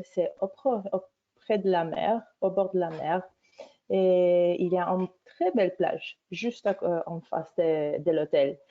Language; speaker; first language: French; non-native, fluent; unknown